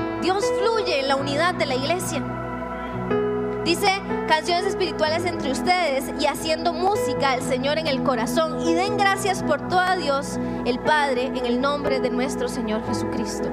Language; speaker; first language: Spanish; native; Spanish